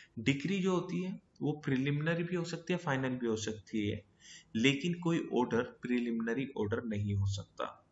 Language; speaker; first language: Hindi; native; Hindi